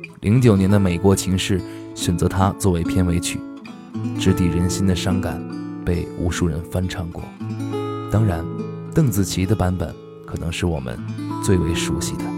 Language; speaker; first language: Chinese; native; Chinese